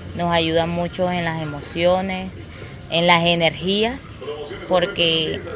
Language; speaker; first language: Spanish; non-native, local second language; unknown